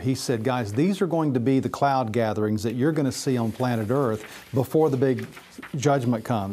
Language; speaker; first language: English; native; English